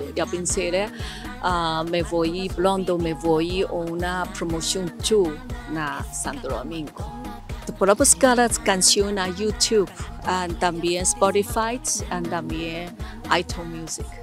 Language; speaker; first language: Spanish; non-native, learner; Chinese